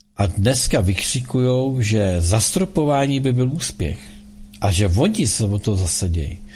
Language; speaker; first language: Czech; native; Czech